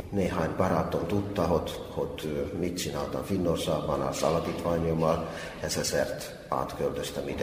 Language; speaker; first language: Hungarian; non-native, fluent; Finnish